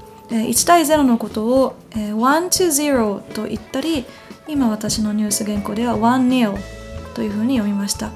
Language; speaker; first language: Japanese; native; Japanese